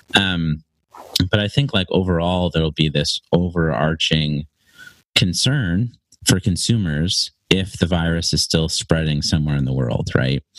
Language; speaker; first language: English; native; English